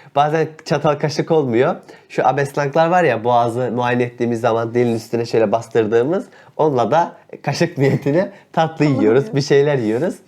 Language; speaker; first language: Turkish; native; Turkish